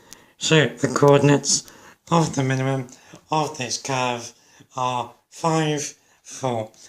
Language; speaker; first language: English; native; English